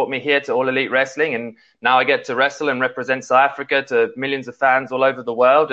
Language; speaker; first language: English; native; English